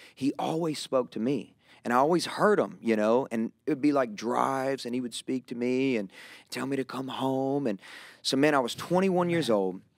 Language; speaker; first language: English; native; English